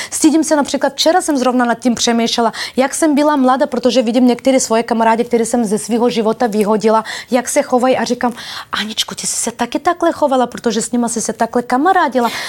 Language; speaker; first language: Czech; non-native, fluent; Bulgarian